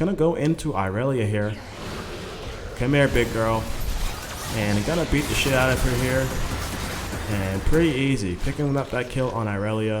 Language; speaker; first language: English; native; English